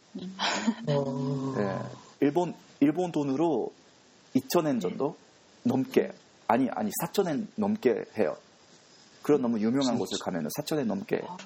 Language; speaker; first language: Korean; non-native, fluent; Japanese